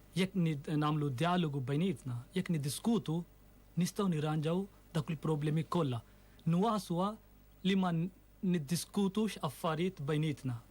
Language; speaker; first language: Maltese; non-native, fluent; Urdu